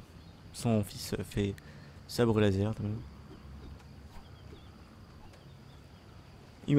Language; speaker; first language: French; native; French